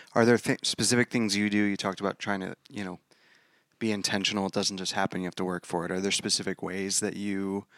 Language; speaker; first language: English; native; English